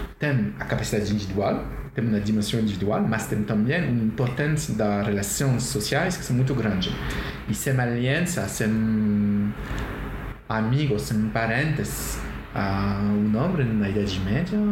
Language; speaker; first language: Portuguese; non-native, learner; French